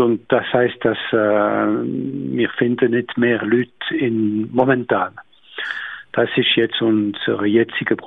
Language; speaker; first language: German; non-native, local second language; French